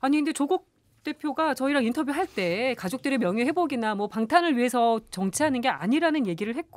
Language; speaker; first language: Korean; native; Korean